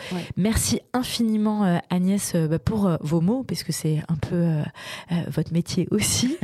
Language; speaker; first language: French; native; French